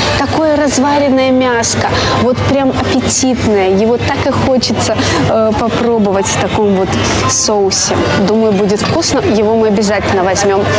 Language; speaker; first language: Russian; native; Russian